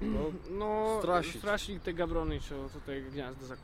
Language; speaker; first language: Polish; non-native, learner; Slovak